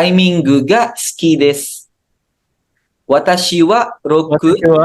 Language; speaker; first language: Japanese; non-native, fluent; Filipino